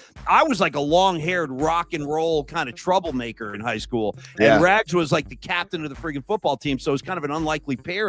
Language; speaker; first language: English; native; English